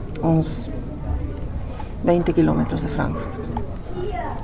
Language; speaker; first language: Portuguese; non-native, fluent; Spanish